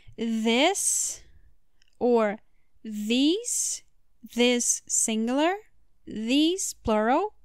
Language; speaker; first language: English; non-native, learner; Portuguese